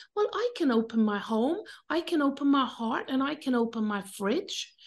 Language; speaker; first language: English; native; English